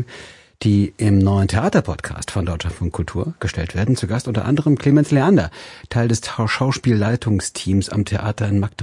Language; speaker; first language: German; native; German